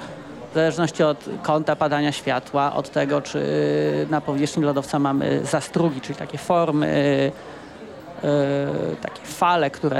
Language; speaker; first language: Polish; native; Polish